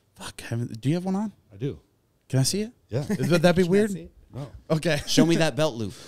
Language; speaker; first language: English; native; English